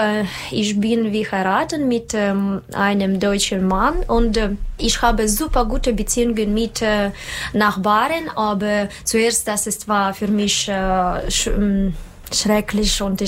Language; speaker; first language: German; non-native, learner; Russian